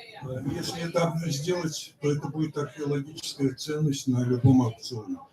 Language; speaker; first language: Russian; native; Russian